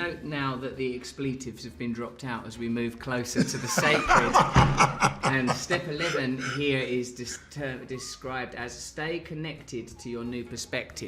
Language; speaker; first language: English; native; English